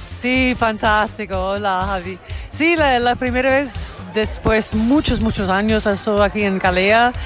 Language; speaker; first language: Spanish; non-native, learner; English